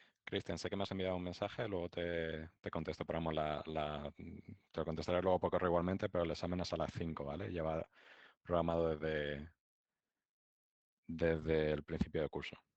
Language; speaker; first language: Spanish; native; Spanish